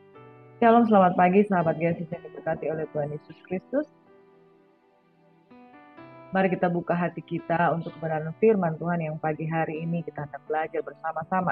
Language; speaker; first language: Indonesian; native; Indonesian